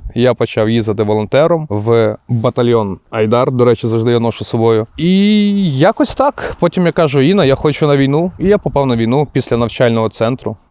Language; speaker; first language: Ukrainian; native; Ukrainian